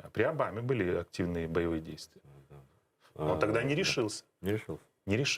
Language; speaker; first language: Russian; native; Russian